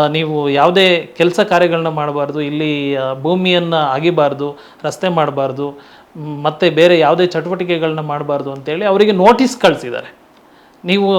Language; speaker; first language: Kannada; non-native, local second language; Tulu